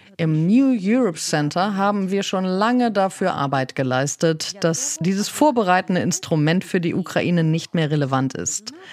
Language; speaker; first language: German; non-native, fluent; Ukrainian